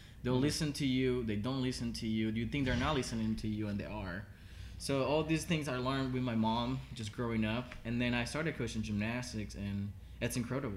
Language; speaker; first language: English; non-native, fluent; Spanish